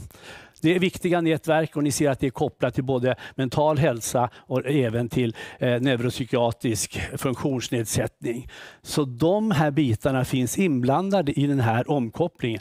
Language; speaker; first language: Swedish; native; Swedish